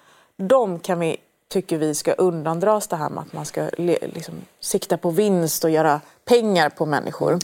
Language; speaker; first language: Swedish; early bilingual, other home language; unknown